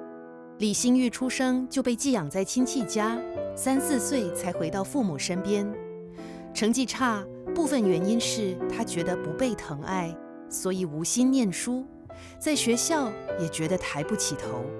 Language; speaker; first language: Chinese; native; Chinese